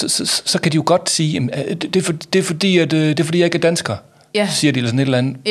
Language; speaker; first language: Danish; native; Danish